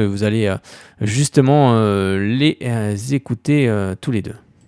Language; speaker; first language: French; native; French